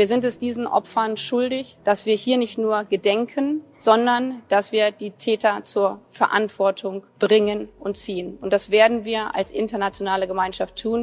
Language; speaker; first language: German; native; German